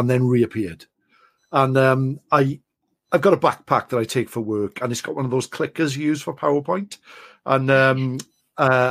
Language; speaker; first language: English; native; English